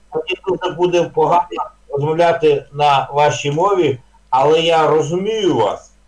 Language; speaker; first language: Ukrainian; non-native, local second language; Russian